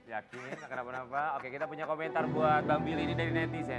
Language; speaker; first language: Indonesian; native; Indonesian